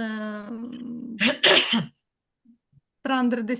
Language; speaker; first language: French; non-native, learner; Ukrainian